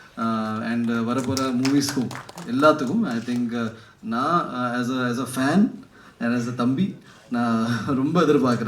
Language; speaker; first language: Tamil; non-native, learner; Malayalam